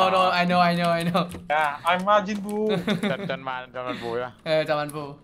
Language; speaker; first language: English; non-native, learner; Thai